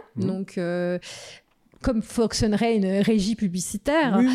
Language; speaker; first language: French; native; French